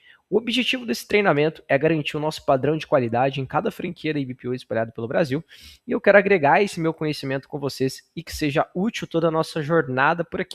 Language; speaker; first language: Portuguese; native; Portuguese